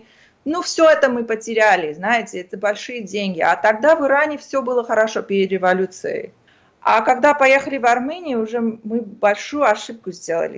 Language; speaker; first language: Russian; early bilingual, other home language; Armenian